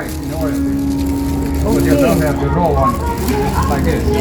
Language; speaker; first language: English; non-native, fluent; Dutch